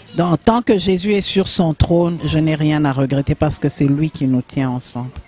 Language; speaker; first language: French; non-native, local second language; Lingala